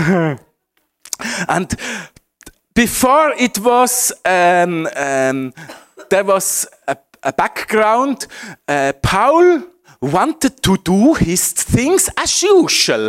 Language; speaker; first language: English; non-native, fluent; Swiss German